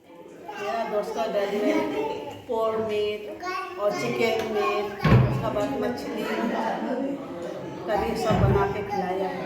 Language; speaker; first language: Hindi; non-native, local second language; Rongmei Naga